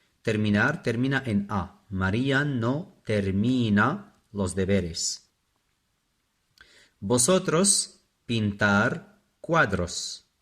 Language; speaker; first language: Spanish; non-native, fluent; Arabic